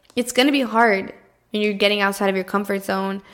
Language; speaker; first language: English; early bilingual, other home language; Portuguese